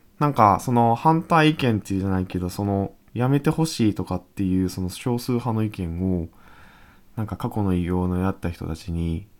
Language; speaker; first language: Japanese; native; Japanese